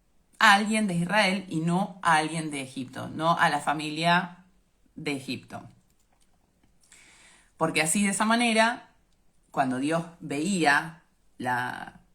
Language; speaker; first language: Spanish; native; Spanish